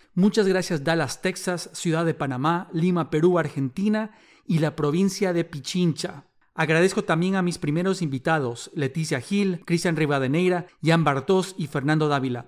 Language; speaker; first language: Spanish; native; Spanish